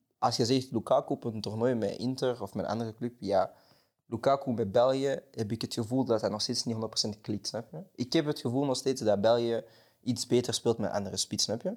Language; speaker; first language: Dutch; native; Dutch